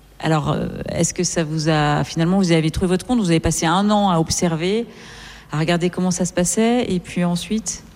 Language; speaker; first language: French; native; French